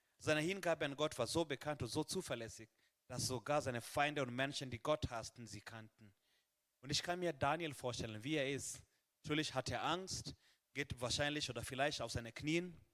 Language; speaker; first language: German; non-native, fluent; Swahili